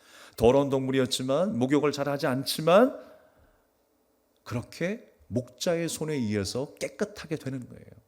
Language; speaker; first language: Korean; native; Korean